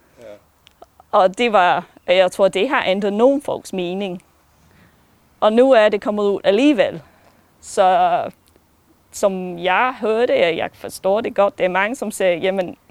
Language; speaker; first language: Danish; non-native, fluent; English